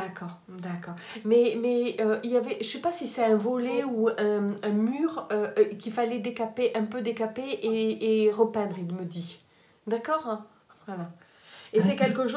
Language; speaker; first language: French; native; French